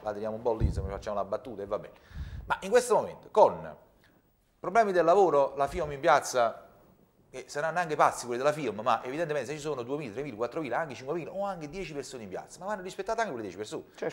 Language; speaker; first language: Italian; native; Italian